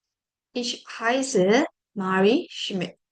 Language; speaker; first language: German; non-native, fluent; Burmese